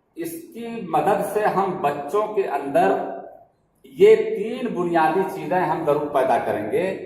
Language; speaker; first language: Urdu; native; Urdu